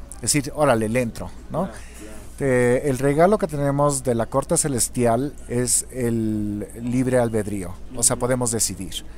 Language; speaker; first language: Spanish; non-native, local second language; German